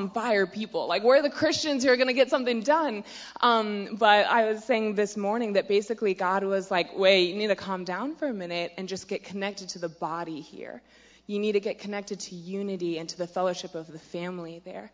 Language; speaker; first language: English; native; English